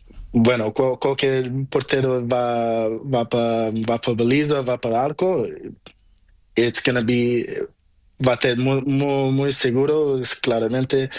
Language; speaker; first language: Spanish; non-native, learner; Portuguese